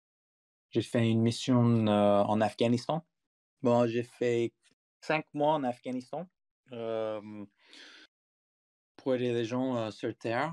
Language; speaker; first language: French; non-native, fluent; English